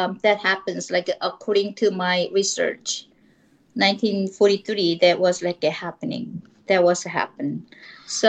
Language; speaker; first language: English; non-native, fluent; Korean